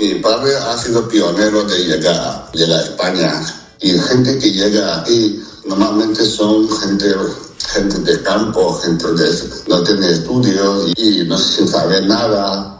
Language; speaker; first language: Spanish; non-native, fluent; Chinese